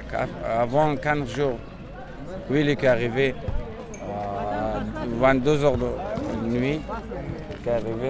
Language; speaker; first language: French; non-native, learner; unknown